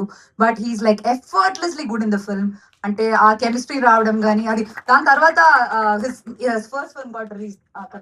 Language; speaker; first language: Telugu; non-native, fluent; Malayalam